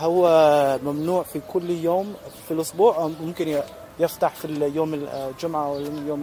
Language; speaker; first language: Arabic; non-native, learner; English